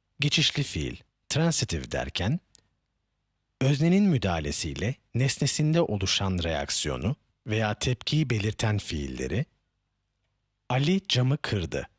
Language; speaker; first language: Turkish; native; Turkish